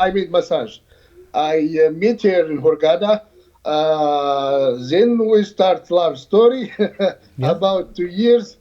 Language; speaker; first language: English; non-native, learner; Arabic